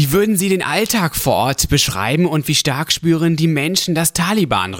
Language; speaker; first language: German; native; German